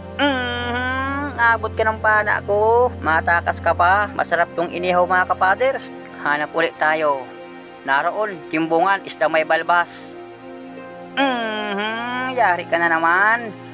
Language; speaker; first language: Filipino; non-native, local second language; Bikol